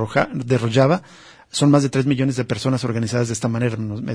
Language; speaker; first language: Spanish; native; Spanish